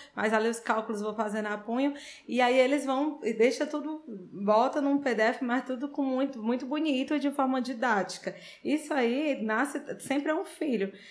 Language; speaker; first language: Portuguese; native; Portuguese